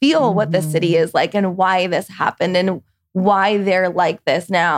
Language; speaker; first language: English; early bilingual, other home language; Persian